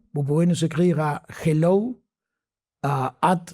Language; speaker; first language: French; non-native, fluent; Spanish